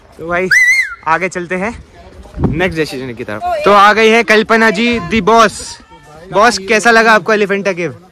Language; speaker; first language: Hindi; native; Hindi